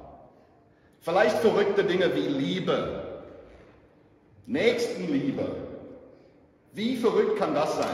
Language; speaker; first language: German; non-native, fluent; English